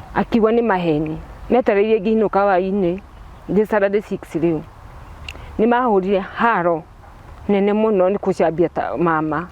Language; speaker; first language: Kikuyu; non-native, local second language; Turkish